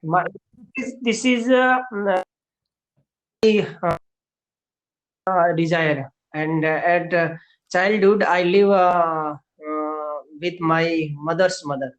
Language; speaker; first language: English; non-native, learner; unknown